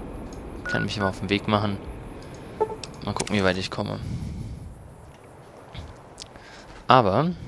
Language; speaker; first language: German; native; German